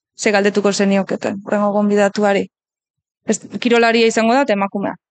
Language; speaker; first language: Basque; native; Basque